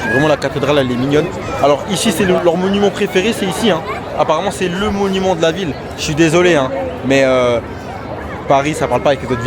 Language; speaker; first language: French; native; French